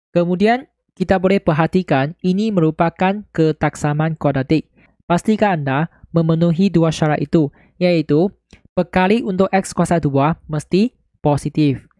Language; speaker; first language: Malay; non-native, local second language; Chinese